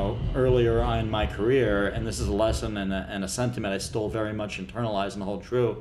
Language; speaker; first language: English; native; English